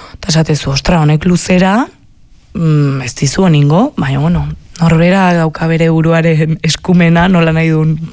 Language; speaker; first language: Basque; native; Basque